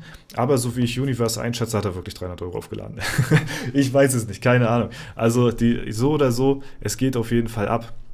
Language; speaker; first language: German; native; German